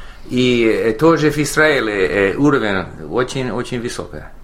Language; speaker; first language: Russian; non-native, learner; English